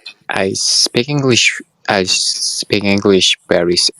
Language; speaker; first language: English; non-native, learner; Korean